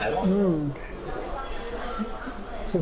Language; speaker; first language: French; non-native, fluent; Spanish